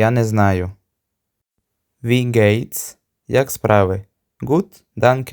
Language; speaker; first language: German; non-native, fluent; Ukrainian